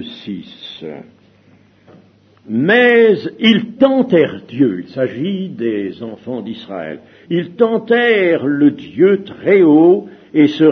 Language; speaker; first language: French; native; French